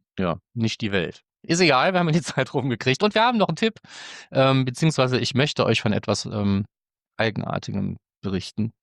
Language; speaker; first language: German; native; German